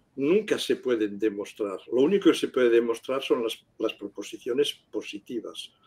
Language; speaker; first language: Spanish; non-native, local second language; Catalan